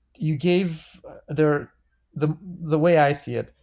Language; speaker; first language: English; non-native, fluent; Bulgarian